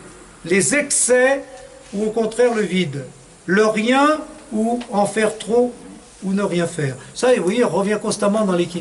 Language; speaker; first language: French; native; French